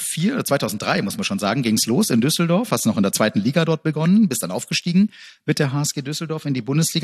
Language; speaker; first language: German; native; German